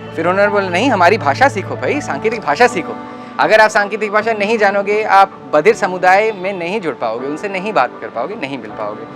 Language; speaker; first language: Hindi; native; Hindi